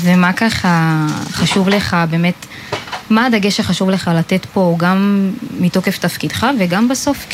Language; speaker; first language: Hebrew; native; Hebrew